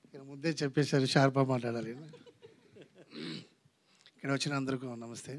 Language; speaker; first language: Telugu; non-native, learner; Tamil